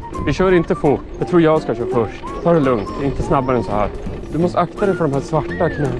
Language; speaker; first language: Swedish; native; Swedish